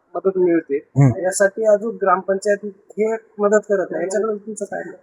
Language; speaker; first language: Marathi; native; Marathi